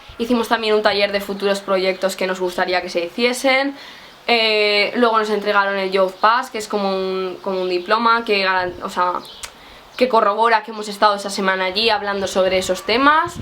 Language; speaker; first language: Spanish; native; Spanish